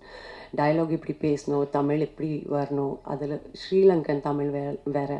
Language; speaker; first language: Tamil; non-native, fluent; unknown